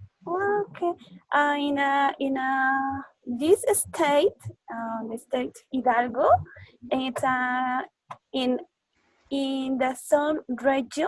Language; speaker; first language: English; non-native, learner; Spanish